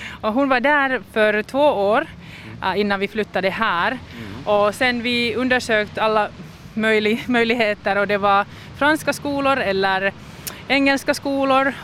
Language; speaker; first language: Swedish; non-native, local second language; Finnish